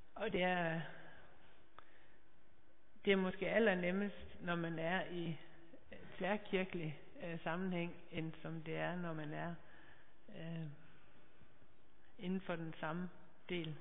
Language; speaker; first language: Danish; native; Danish